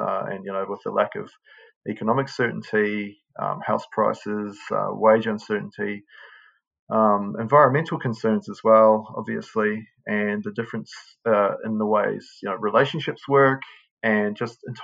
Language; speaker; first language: English; native; English